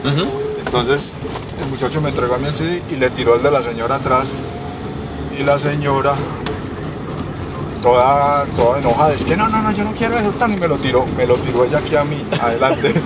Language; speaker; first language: Spanish; native; Spanish